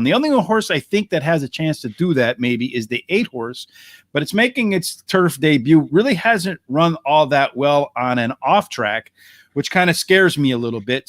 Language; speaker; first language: English; native; English